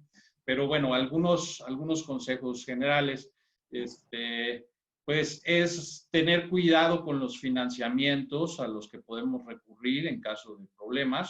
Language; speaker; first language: Spanish; native; Spanish